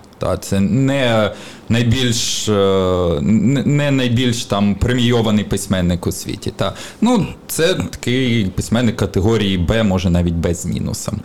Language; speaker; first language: Ukrainian; native; Ukrainian